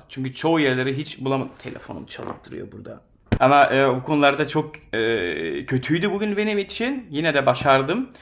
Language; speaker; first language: Turkish; early bilingual, heritage; Turkish